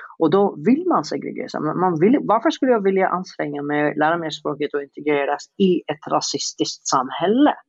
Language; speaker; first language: Swedish; non-native, fluent; Arabic